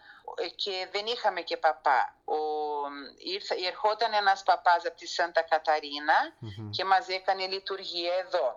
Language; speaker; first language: Greek; early bilingual, heritage; Greek